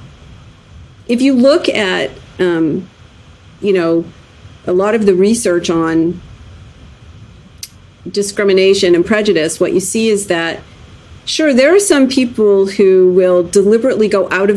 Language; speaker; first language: English; native; English